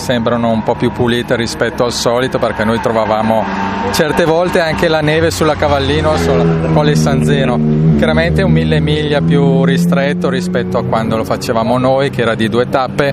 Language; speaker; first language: Italian; native; Italian